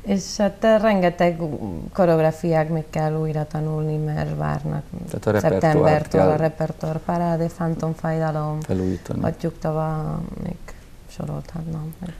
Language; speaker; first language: Hungarian; non-native, learner; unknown